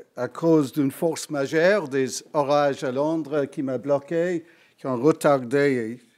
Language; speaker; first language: French; non-native, fluent; English